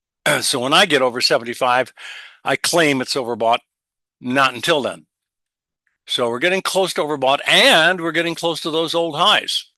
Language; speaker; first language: English; native; English